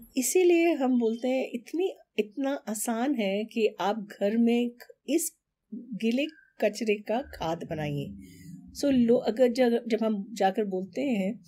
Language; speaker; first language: Hindi; non-native, local second language; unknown